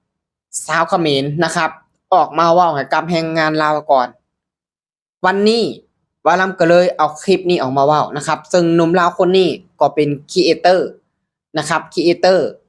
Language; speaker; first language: Thai; non-native, local second language; Lao